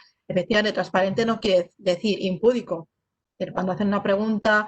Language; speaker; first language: Spanish; native; Spanish